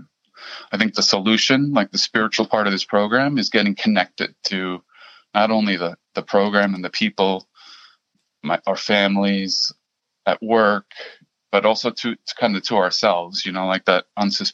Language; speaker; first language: English; early bilingual, other home language; German